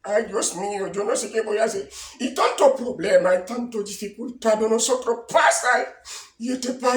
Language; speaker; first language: Spanish; non-native, learner; Haitian Creole